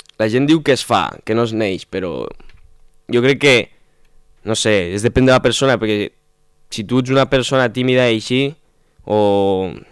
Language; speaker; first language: Catalan; non-native, local second language; Spanish